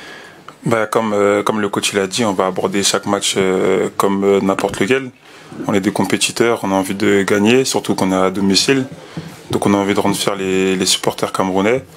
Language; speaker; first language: French; native; French